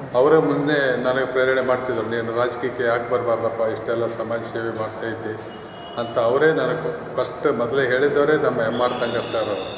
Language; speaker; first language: Kannada; native; Kannada